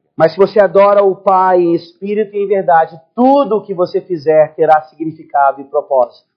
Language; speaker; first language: Portuguese; native; Portuguese